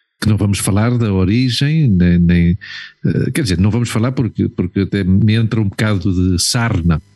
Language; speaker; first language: Portuguese; native; Portuguese